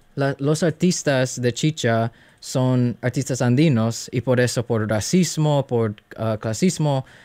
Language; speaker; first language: Spanish; early bilingual, other home language; English